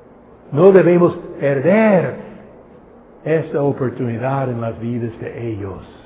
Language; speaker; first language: Spanish; non-native, fluent; English